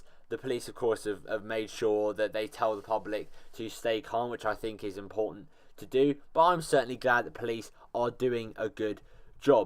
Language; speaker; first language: English; native; English